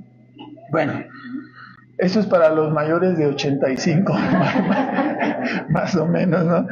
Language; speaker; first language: Spanish; native; Spanish